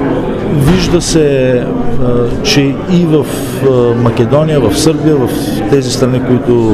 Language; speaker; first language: Bulgarian; native; Bulgarian